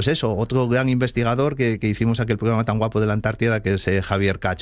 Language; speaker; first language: Spanish; native; Spanish